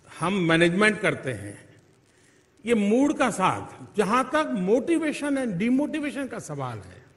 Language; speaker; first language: Hindi; native; Hindi